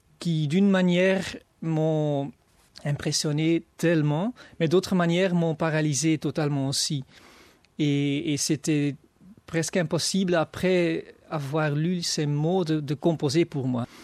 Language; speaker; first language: French; non-native, local second language; Dutch